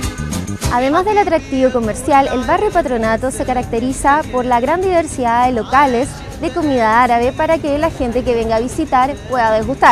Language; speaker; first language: Spanish; native; Spanish